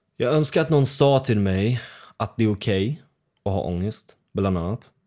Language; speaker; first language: Swedish; early bilingual, other home language; Russian